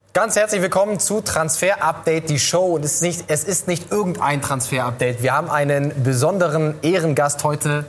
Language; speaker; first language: German; native; German